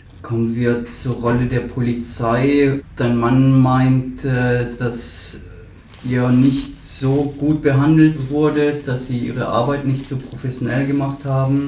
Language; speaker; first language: German; native; German